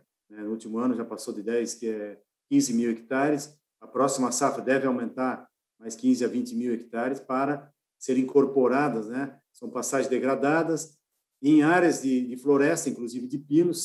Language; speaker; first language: Portuguese; native; Portuguese